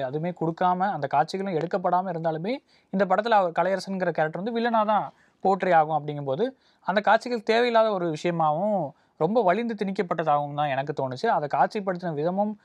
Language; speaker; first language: Tamil; native; Tamil